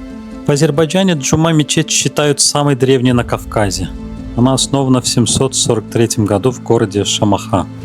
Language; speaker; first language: Russian; native; Russian